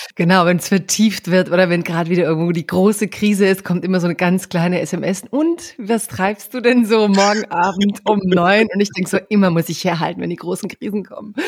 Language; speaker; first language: German; early bilingual, other home language; Croatian